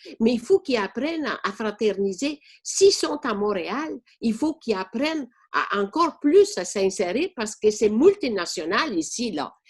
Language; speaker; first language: French; non-native, fluent; Italian